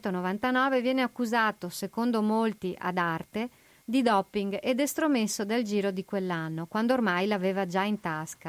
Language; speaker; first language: Italian; native; Italian